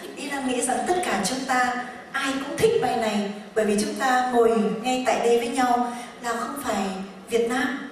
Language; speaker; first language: Vietnamese; native; Vietnamese